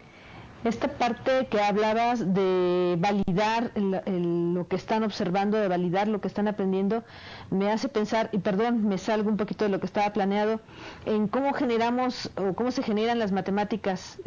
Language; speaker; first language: Spanish; native; Spanish